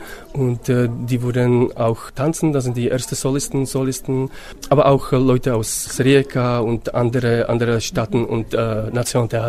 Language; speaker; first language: German; non-native, fluent; Czech